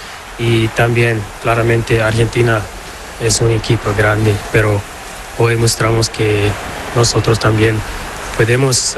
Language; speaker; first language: Spanish; non-native, learner; Portuguese